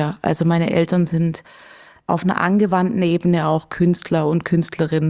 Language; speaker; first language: German; native; German